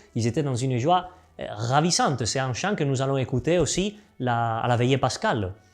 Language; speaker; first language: French; non-native, fluent; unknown